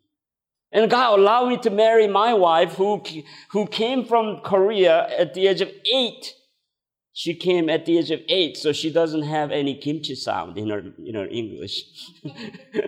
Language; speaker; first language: English; non-native, fluent; Korean